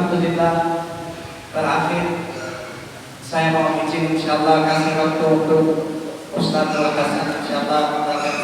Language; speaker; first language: Indonesian; non-native, learner; Urdu